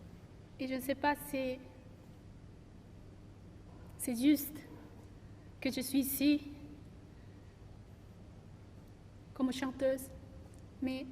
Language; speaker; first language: French; non-native, learner; Korean